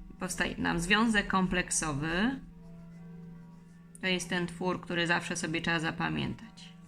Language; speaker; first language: Polish; native; Polish